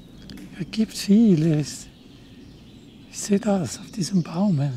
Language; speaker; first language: German; non-native, local second language; French